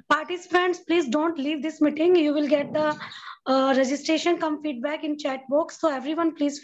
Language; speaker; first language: English; non-native, local second language; Hindi